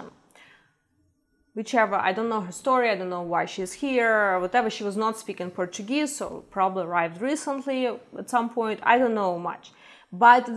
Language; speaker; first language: English; non-native, fluent; Ukrainian